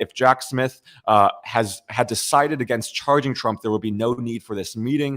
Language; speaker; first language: English; native; English